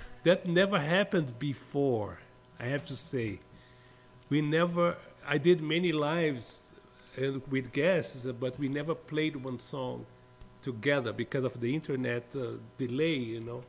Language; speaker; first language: English; non-native, fluent; Portuguese